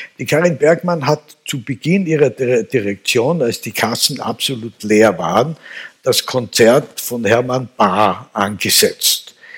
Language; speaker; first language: German; native; German